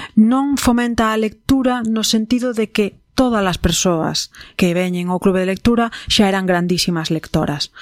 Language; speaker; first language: Galician; non-native, local second language; Spanish